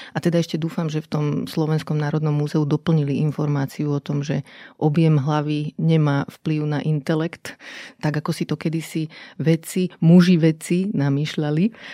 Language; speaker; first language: Slovak; native; Slovak